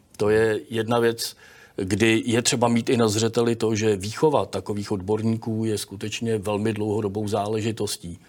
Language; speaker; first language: Czech; native; Czech